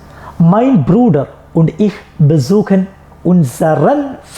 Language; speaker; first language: German; non-native, fluent; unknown